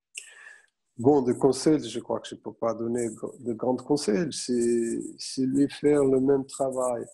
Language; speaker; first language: French; non-native, fluent; Portuguese